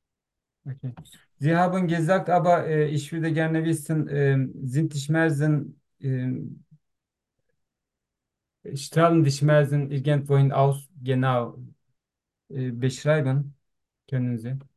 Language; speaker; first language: German; non-native, learner; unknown